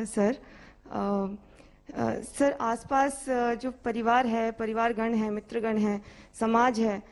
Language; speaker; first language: Hindi; native; Hindi